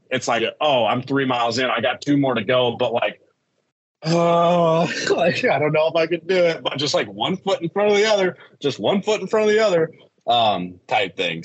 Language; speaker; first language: English; native; English